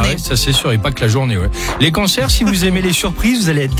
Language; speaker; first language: French; native; French